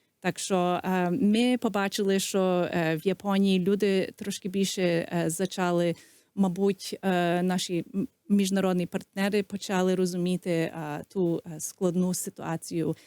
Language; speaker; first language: Ukrainian; early bilingual, heritage; Ukrainian